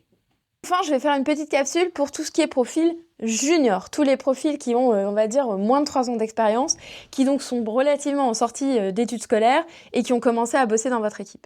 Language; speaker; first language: French; native; French